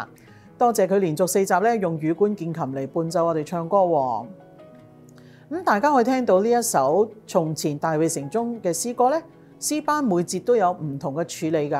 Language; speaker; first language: Chinese; native; Chinese